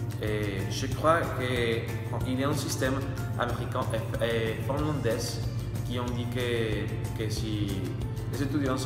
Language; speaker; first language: French; non-native, learner; Spanish